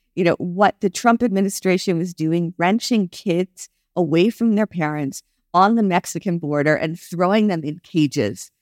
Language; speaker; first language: English; native; English